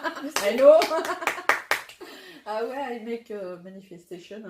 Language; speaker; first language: English; non-native, learner; French